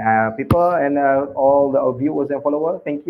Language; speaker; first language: English; non-native, local second language; Malay